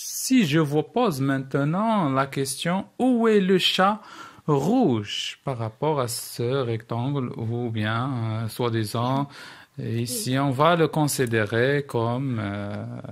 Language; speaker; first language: French; non-native, local second language; Arabic